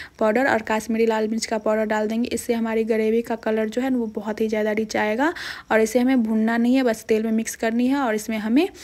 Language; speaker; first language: Hindi; native; Hindi